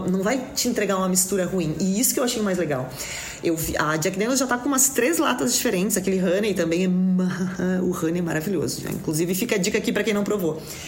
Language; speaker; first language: Portuguese; native; Portuguese